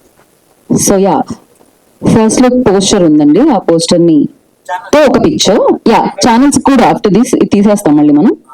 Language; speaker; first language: Telugu; native; Telugu